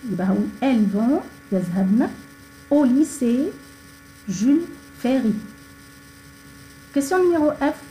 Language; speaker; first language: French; non-native, fluent; Arabic